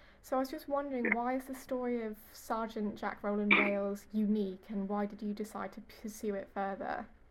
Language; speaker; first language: English; native; English